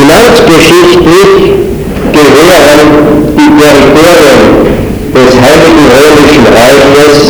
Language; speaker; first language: German; native; German